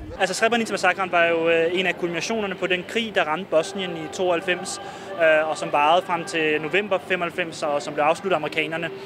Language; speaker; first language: Danish; early bilingual, other home language; Bosnian